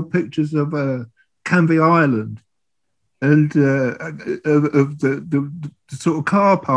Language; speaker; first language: English; native; English